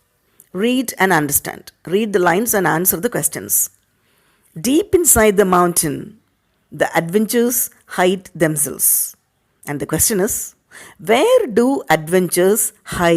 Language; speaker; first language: English; non-native, local second language; Tamil